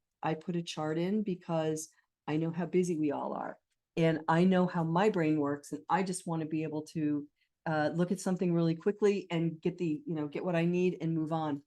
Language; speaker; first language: English; native; English